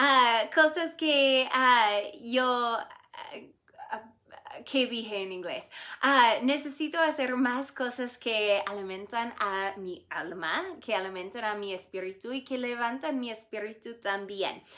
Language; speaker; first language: Spanish; non-native, fluent; English